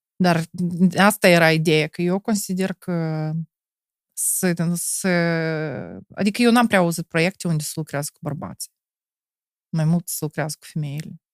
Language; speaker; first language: Romanian; non-native, local second language; Russian